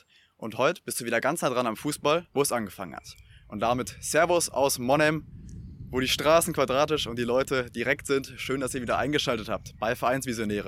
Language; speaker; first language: German; native; German